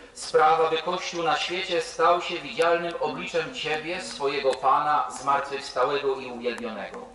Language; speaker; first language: Polish; native; Polish